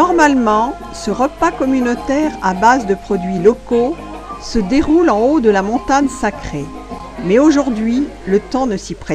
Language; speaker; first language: French; native; French